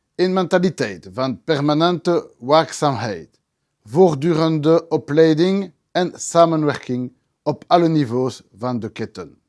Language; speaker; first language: Dutch; non-native, local second language; French